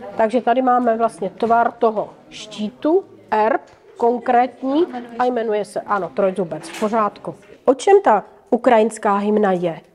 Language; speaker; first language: Czech; native; Czech